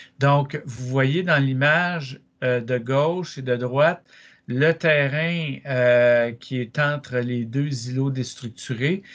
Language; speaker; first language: French; native; French